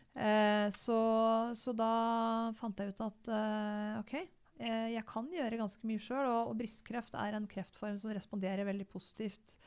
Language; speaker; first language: Norwegian; native; Norwegian